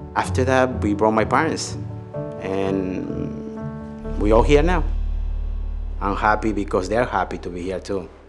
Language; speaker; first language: English; non-native, fluent; Spanish